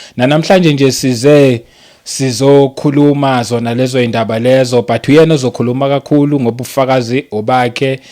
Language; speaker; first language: Zulu; native; Zulu